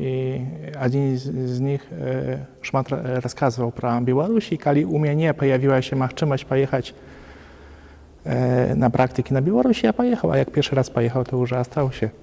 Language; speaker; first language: Polish; non-native, learner; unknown